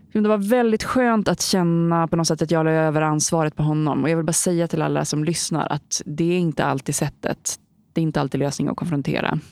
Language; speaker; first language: Swedish; native; Swedish